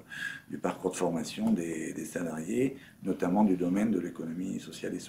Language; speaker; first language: French; native; French